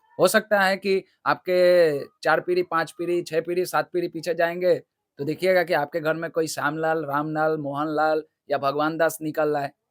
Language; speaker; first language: Hindi; non-native, local second language; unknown